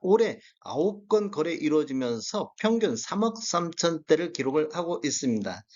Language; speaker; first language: Korean; native; Korean